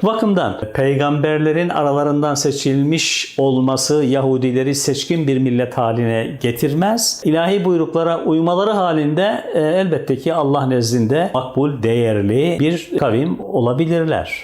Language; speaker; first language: Turkish; native; Turkish